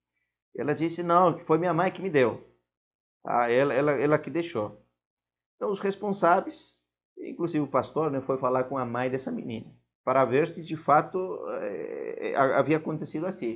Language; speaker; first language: Portuguese; non-native, fluent; Spanish